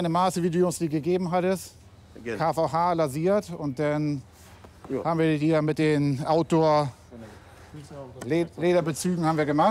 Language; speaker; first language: German; native; German